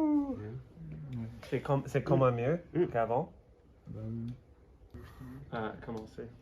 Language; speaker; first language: French; non-native, fluent; English